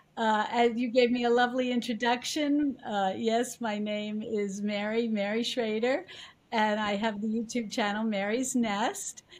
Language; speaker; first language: English; native; English